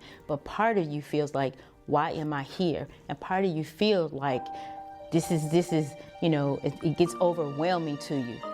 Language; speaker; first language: English; native; English